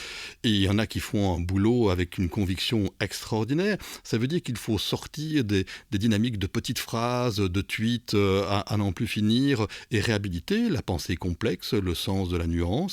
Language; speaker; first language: French; native; French